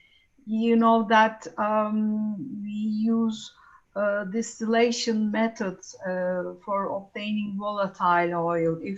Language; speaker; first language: English; non-native, fluent; Turkish